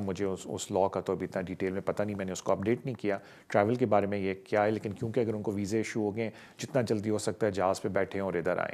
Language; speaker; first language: Urdu; native; Urdu